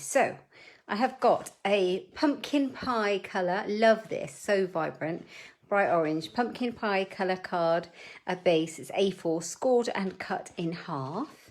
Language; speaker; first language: English; native; English